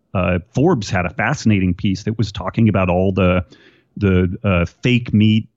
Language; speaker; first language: English; native; English